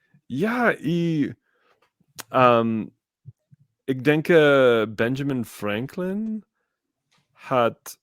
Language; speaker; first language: German; non-native, learner; English